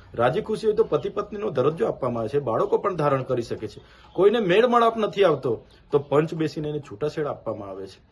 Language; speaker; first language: Gujarati; non-native, local second language; Vasavi